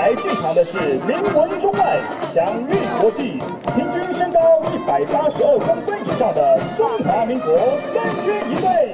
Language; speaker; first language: Chinese; native; Chinese